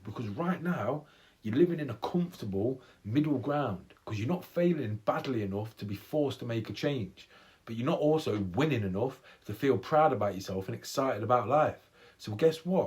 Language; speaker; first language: English; native; English